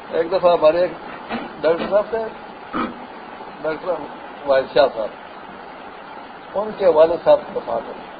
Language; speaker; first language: Urdu; non-native, local second language; Pashto